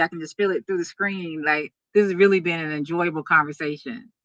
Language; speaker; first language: English; native; English